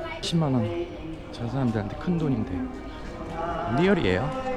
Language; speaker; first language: Korean; native; Korean